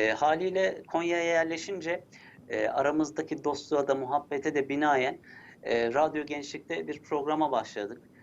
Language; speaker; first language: Turkish; early bilingual, heritage; Turkish